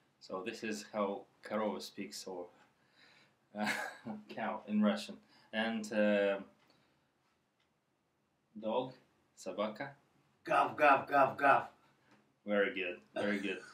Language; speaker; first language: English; non-native, fluent; Russian